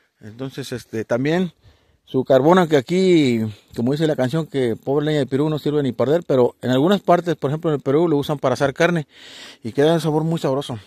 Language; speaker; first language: Spanish; native; Spanish